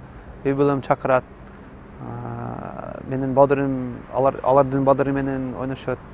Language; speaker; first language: Kyrgyz; non-native, learner; English